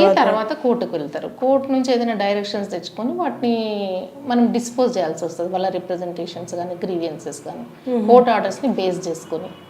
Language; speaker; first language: Telugu; native; Telugu